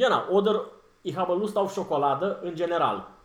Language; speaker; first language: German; non-native, fluent; Romanian